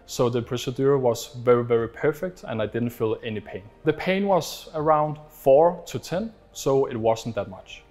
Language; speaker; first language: English; non-native, fluent; Danish